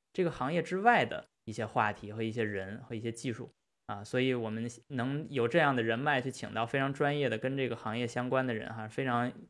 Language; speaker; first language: Chinese; native; Chinese